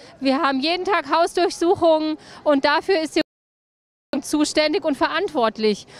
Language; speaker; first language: German; native; German